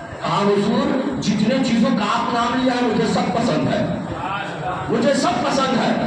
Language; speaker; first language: Urdu; native; Urdu